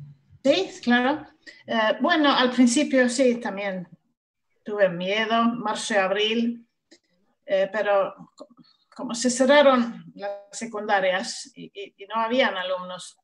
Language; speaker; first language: Spanish; non-native, fluent; Swedish